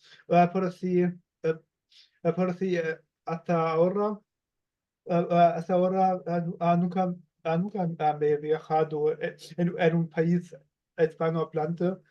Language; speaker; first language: Spanish; non-native, learner; German